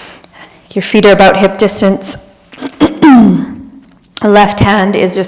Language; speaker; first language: English; native; English